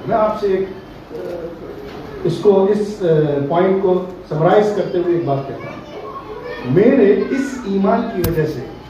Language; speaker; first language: Urdu; native; Urdu